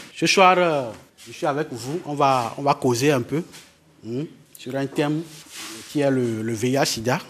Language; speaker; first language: French; non-native, local second language; Ewe